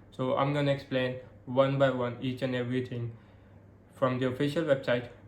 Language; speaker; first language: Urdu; non-native, local second language; Pashto